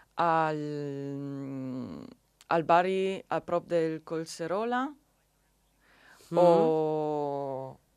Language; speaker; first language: Catalan; non-native, learner; Italian